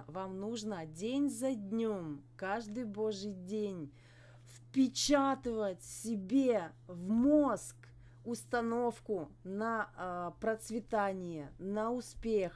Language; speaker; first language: Russian; native; Russian